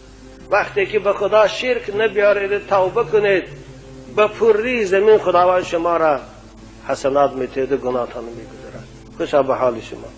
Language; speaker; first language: Persian; native; Persian